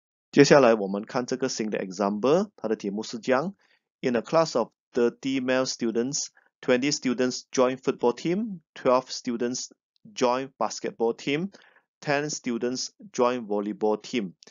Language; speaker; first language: English; non-native, local second language; Chinese